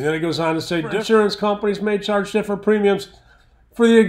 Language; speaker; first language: English; native; English